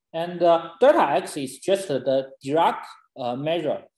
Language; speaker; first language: English; non-native, fluent; Chinese